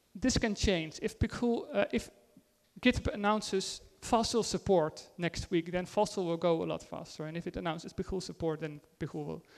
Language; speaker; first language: English; non-native, fluent; Dutch